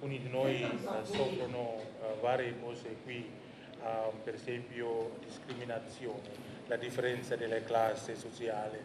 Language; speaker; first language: Italian; non-native, learner; Indonesian